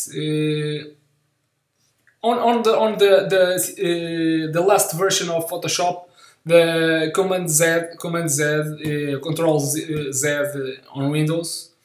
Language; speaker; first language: English; non-native, learner; Portuguese